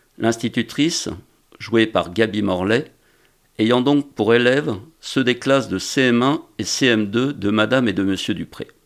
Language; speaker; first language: French; native; French